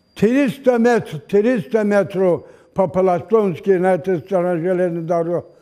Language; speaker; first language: Russian; non-native, local second language; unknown